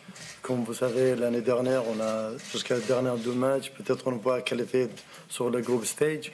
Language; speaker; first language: French; non-native, learner; Arabic